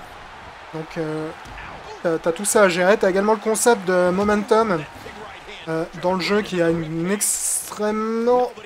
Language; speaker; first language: French; native; French